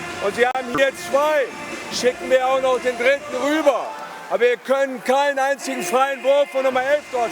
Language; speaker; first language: German; native; German